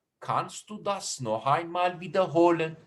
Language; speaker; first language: German; non-native, fluent; Turkish